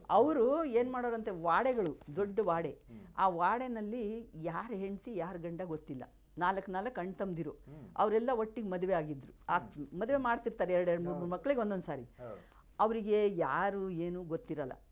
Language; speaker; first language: Kannada; non-native, local second language; Lambadi